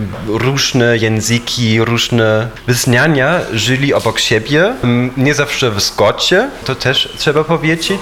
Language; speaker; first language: Polish; non-native, fluent; German